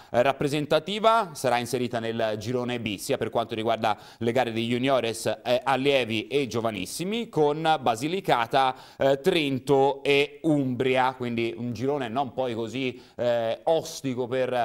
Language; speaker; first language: Italian; native; Italian